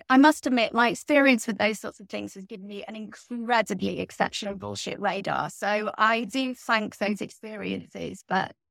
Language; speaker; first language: English; native; English